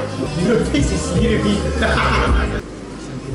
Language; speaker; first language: English; non-native, learner; Korean